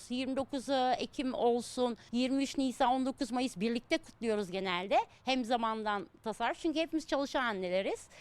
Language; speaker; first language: Turkish; early bilingual, heritage; Turkish